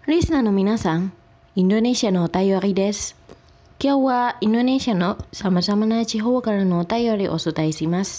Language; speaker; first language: Japanese; non-native, fluent; Indonesian